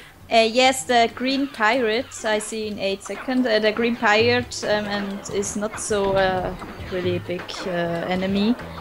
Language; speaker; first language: English; non-native, learner; German